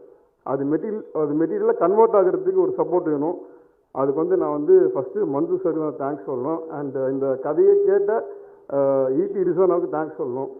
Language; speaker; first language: Tamil; native; Tamil